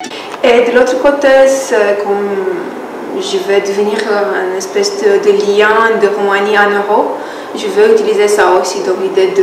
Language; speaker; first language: French; non-native, fluent; Romanian